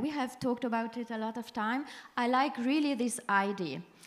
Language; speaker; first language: English; non-native, fluent; French